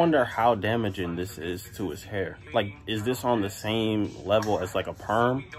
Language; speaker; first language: English; native; English